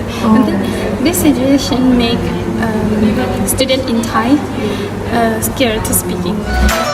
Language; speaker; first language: English; non-native, learner; Thai